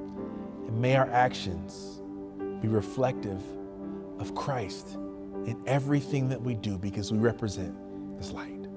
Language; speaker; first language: English; native; English